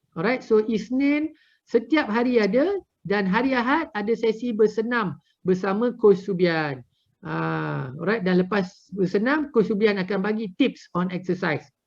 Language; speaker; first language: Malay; native; Malay